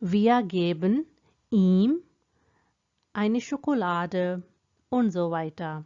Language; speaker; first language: German; non-native, fluent; Hindi